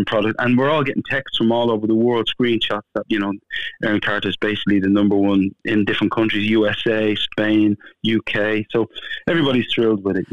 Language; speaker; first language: English; native; English